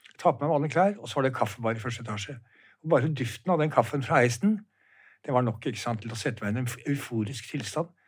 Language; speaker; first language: Norwegian; native; Norwegian